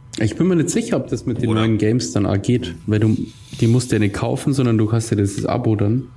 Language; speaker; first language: German; native; German